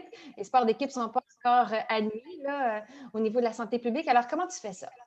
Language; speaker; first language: French; native; French